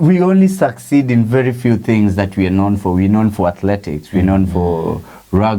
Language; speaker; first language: English; non-native, local second language; Swahili